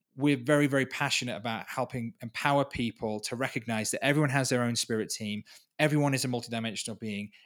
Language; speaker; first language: English; native; English